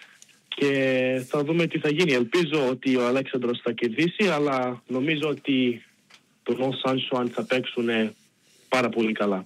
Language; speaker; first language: Greek; early bilingual, heritage; Greek